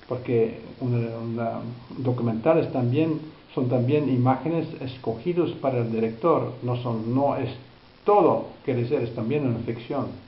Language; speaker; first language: Spanish; non-native, fluent; Dutch